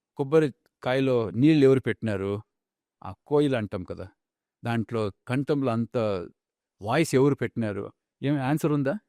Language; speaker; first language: Telugu; non-native, local second language; Kannada